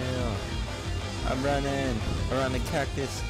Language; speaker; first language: English; native; English